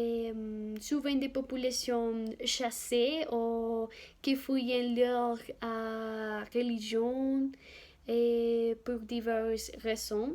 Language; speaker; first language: French; non-native, learner; Spanish